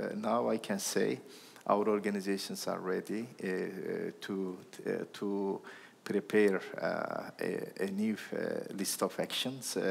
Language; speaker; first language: English; non-native, fluent; Turkish